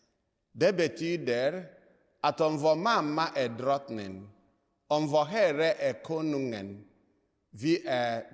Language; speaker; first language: Swedish; non-native, fluent; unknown